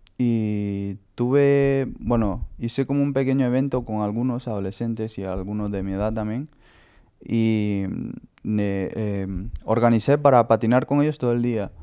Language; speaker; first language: Spanish; native; Spanish